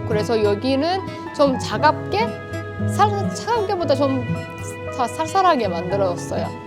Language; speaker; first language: Korean; non-native, fluent; Persian